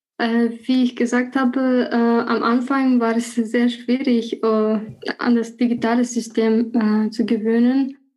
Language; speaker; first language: German; non-native, fluent; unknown